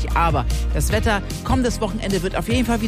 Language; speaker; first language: German; native; German